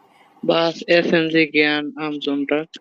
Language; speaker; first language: German; non-native, learner; Bangla